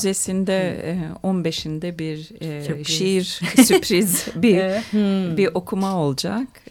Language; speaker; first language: Turkish; non-native, fluent; Swedish